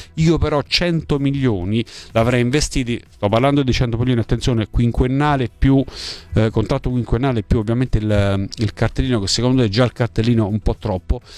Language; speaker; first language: Italian; native; Italian